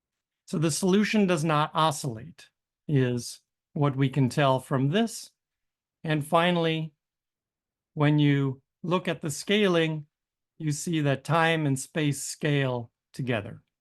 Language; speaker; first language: English; native; English